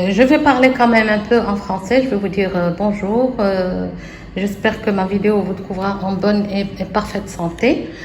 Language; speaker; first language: French; non-native, local second language; Arabic